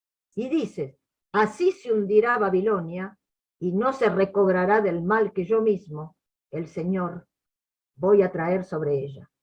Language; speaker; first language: Spanish; native; Spanish